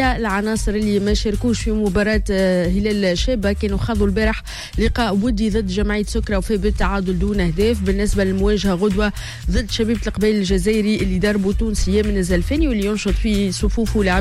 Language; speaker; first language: Arabic; native; Arabic